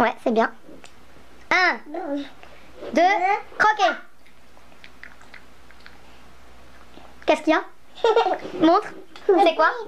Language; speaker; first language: French; native; French